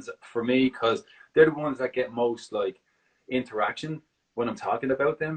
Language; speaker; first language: English; native; English